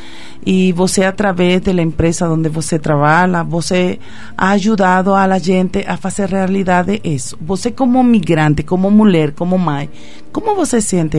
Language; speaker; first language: Portuguese; non-native, fluent; Spanish